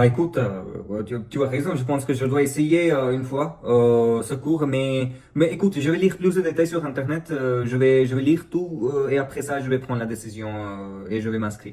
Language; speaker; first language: French; non-native, fluent; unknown